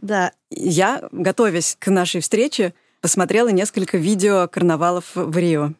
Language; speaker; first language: Russian; native; Russian